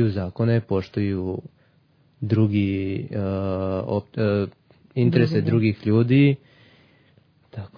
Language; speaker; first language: Serbian; early bilingual, heritage; Serbian